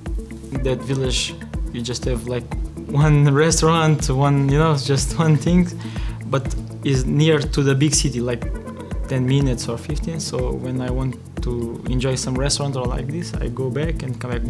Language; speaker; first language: English; non-native, learner; Portuguese